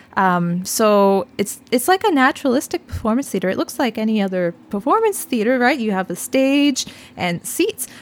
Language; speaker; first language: English; native; English